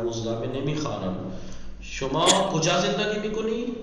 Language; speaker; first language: Persian; non-native, fluent; Urdu